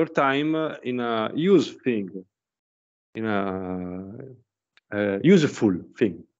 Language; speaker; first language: English; non-native, learner; Italian